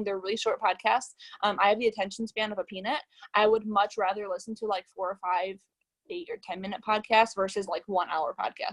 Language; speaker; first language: English; native; English